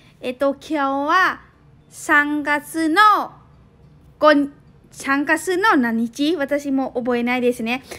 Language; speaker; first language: Japanese; non-native, learner; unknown